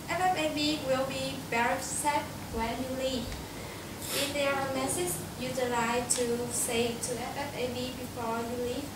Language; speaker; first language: English; non-native, learner; Vietnamese